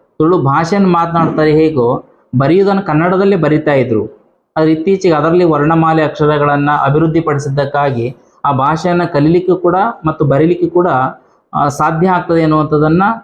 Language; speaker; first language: Kannada; native; Kannada